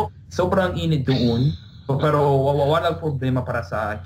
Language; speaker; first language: Filipino; non-native, learner; English